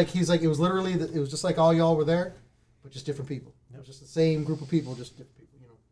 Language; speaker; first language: English; native; English